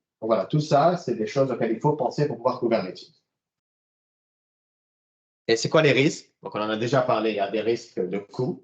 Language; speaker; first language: French; native; French